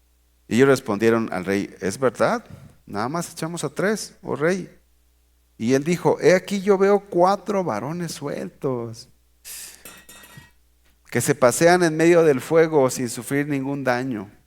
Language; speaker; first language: Spanish; native; Spanish